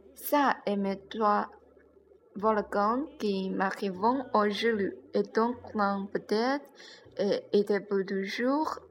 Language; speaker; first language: French; non-native, learner; Chinese